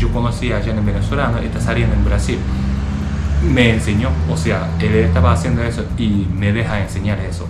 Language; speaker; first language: Spanish; non-native, learner; Japanese